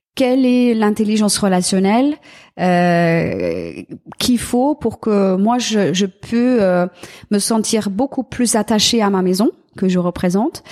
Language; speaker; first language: French; non-native, fluent; German